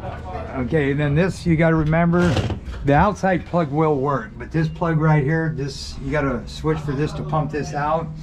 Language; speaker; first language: English; native; English